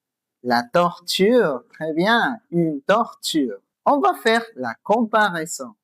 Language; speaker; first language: French; non-native, fluent; Spanish